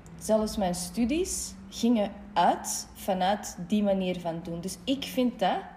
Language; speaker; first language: Dutch; non-native, fluent; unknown